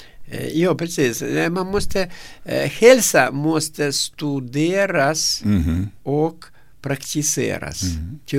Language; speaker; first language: Swedish; non-native, fluent; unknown